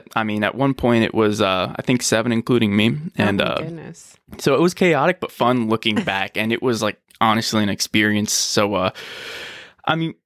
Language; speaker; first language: English; native; English